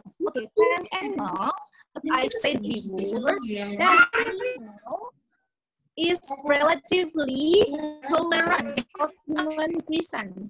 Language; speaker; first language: English; non-native, fluent; Indonesian